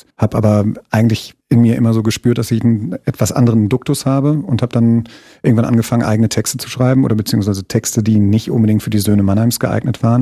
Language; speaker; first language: German; native; German